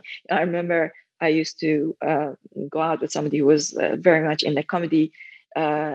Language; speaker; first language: English; non-native, fluent; Persian